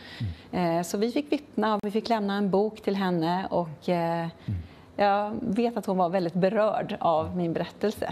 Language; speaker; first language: Swedish; native; Swedish